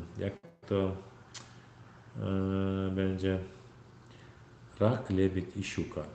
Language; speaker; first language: Polish; non-native, learner; Turkmen